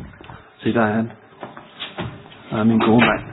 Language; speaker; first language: Danish; native; Danish